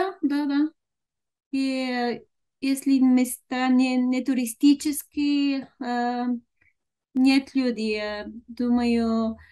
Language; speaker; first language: Russian; non-native, learner; Bulgarian